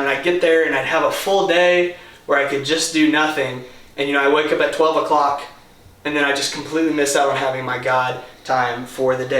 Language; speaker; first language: English; native; English